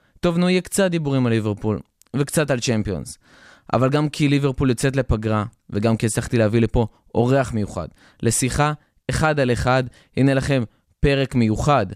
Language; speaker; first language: Hebrew; native; Hebrew